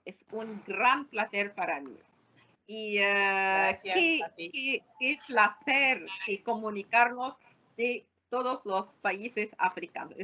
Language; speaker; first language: Spanish; non-native, fluent; Arabic